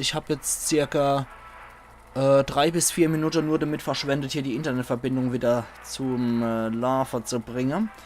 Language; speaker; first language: German; native; German